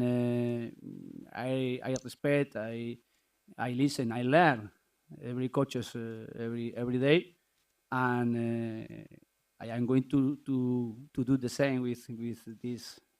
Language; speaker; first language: English; non-native, learner; Spanish